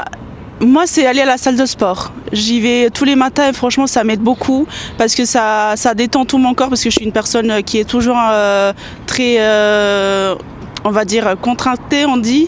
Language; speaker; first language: French; non-native, fluent; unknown